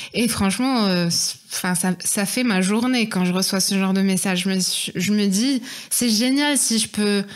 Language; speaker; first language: French; non-native, local second language; Arabic